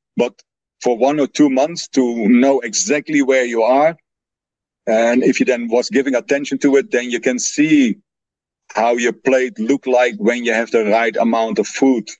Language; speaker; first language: English; non-native, fluent; Dutch